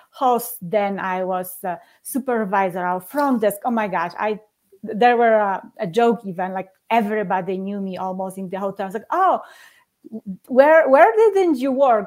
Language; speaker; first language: English; non-native, fluent; Polish